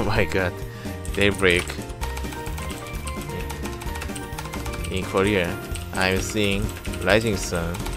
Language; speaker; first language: English; non-native, learner; Korean